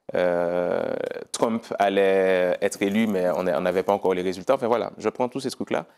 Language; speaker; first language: French; native; French